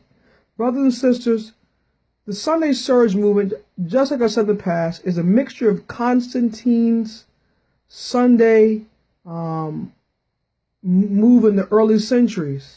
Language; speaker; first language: English; native; English